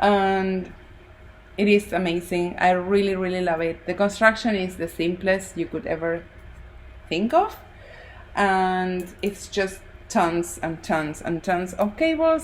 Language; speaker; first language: English; non-native, fluent; Spanish